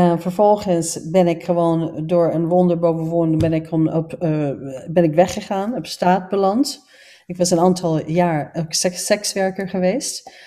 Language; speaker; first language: Dutch; non-native, fluent; English